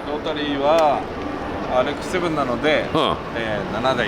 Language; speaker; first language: Japanese; native; Japanese